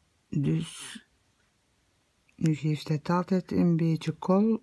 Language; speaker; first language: Dutch; native; Dutch